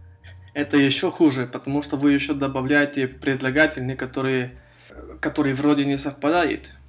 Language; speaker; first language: Russian; non-native, fluent; Spanish